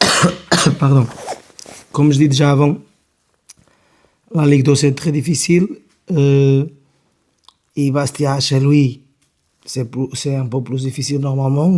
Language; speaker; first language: French; non-native, learner; Portuguese